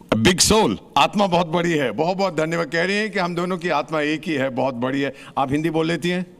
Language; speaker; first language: Hindi; native; Hindi